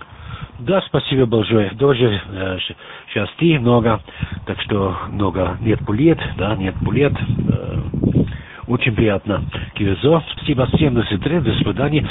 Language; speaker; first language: Russian; non-native, learner; German